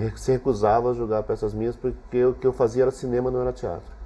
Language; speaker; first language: Portuguese; native; Portuguese